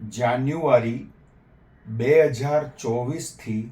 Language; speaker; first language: Hindi; non-native, local second language; Gujarati